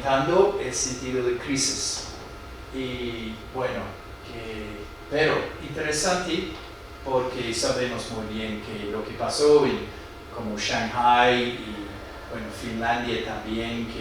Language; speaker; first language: Spanish; non-native, fluent; English